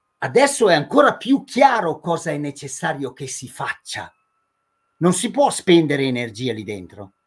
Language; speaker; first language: Italian; native; Italian